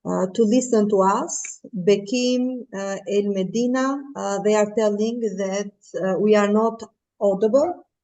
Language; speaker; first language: English; non-native, fluent; Albanian